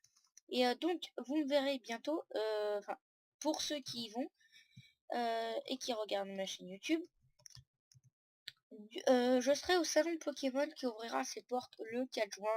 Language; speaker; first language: French; native; French